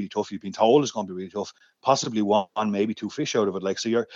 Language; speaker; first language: English; native; English